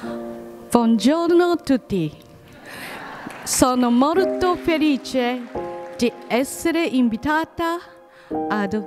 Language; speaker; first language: Italian; non-native, learner; Japanese